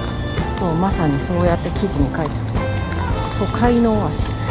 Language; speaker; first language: Japanese; native; Japanese